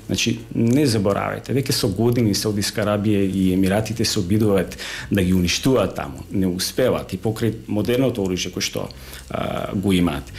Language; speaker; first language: Macedonian; native; Macedonian